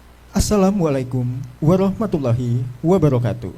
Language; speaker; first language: Indonesian; native; Indonesian